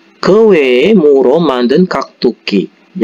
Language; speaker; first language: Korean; non-native, fluent; Indonesian